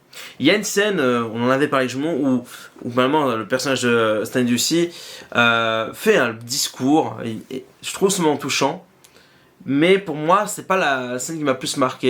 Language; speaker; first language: French; native; French